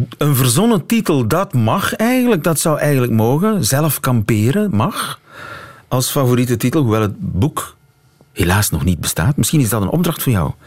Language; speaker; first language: Dutch; native; Dutch